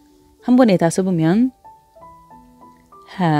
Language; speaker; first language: Korean; non-native, learner; Arabic